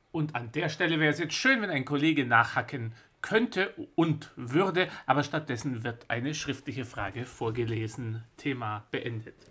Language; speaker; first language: German; native; German